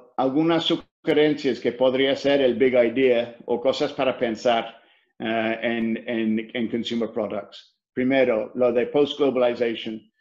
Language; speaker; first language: Spanish; non-native, fluent; English